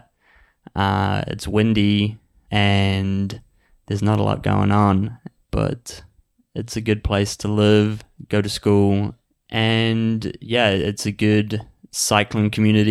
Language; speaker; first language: English; native; English